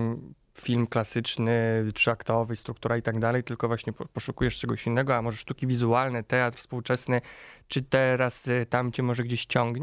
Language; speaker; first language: Polish; native; Polish